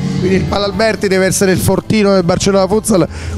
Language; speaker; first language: Italian; native; Italian